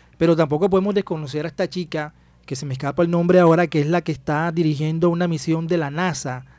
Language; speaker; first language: Spanish; native; Spanish